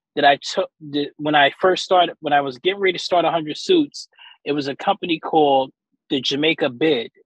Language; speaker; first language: English; native; English